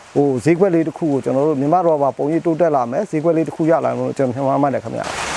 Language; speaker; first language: Burmese; non-native, local second language; Mon